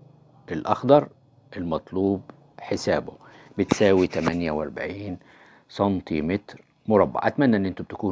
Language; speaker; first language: Arabic; native; Arabic